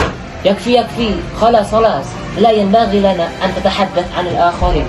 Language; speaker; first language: Arabic; non-native, learner; Indonesian